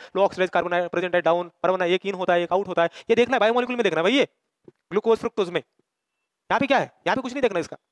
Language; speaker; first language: Hindi; non-native, local second language; Marathi